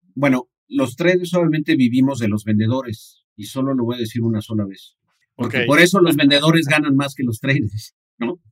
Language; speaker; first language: Spanish; native; Spanish